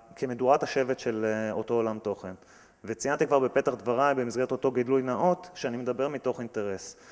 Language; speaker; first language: Hebrew; native; Hebrew